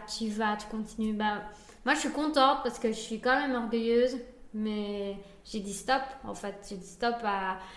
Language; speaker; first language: French; early bilingual, other home language; Spanish